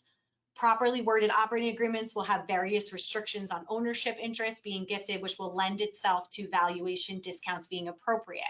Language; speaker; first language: English; native; English